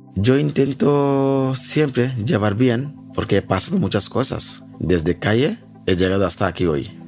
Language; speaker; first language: Spanish; non-native, learner; Bangla